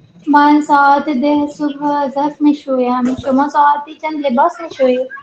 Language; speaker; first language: Persian; non-native, learner; Urdu